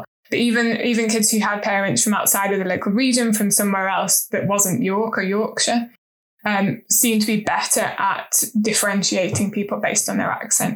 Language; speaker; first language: English; native; English